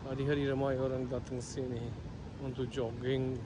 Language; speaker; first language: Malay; non-native, learner; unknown